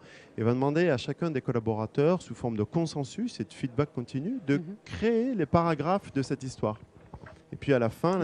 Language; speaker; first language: French; native; French